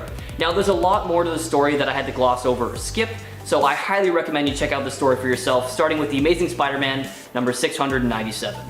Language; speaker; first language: English; native; English